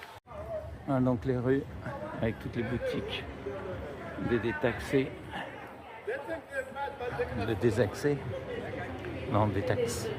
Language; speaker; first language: French; native; French